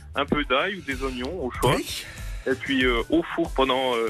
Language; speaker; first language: French; native; French